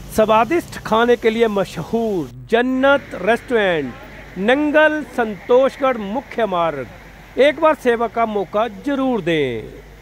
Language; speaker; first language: Hindi; non-native, local second language; Punjabi